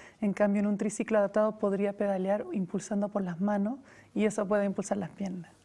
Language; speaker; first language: Spanish; native; Spanish